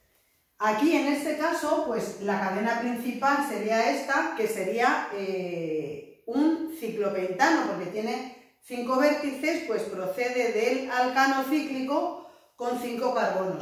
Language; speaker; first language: Spanish; native; Spanish